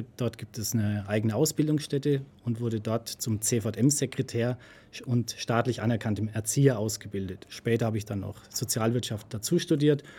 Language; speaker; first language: German; native; German